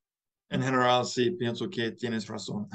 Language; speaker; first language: Spanish; non-native, learner; English